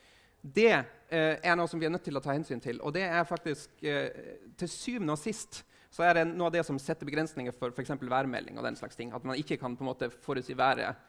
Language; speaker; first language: Norwegian; native; Norwegian